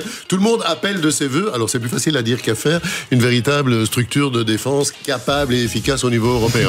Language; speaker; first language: French; native; French